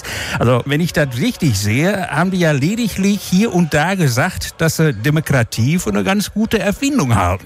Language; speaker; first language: German; native; German